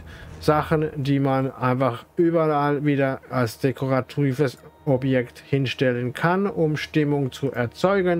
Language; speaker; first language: German; native; German